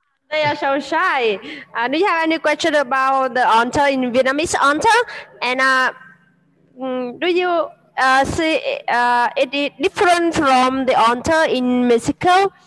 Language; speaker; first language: English; non-native, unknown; Vietnamese